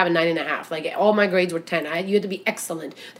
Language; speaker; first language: English; early bilingual, other home language; Albanian